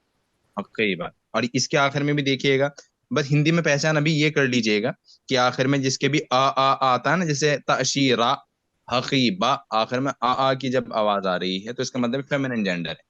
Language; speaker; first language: Hindi; native; Hindi